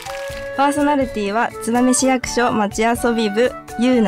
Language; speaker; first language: Japanese; native; Japanese